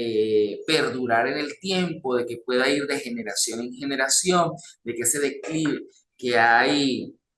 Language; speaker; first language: Spanish; native; Spanish